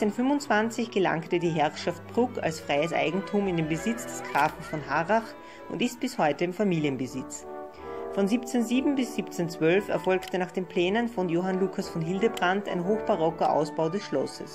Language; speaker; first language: German; native; German